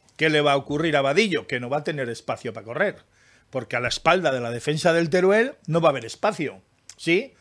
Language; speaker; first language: Spanish; native; Spanish